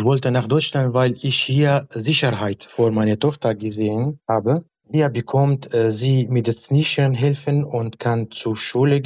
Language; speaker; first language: German; non-native, learner; Arabic